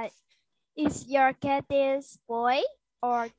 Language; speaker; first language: English; non-native, learner; Vietnamese